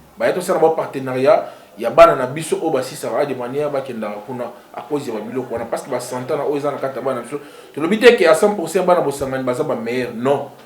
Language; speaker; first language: Lingala; native; Lingala